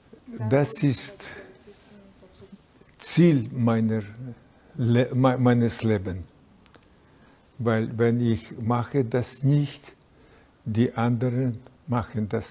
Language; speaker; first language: German; non-native, learner; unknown